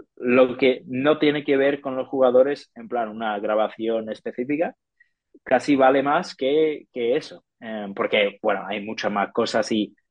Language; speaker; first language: Spanish; non-native, fluent; English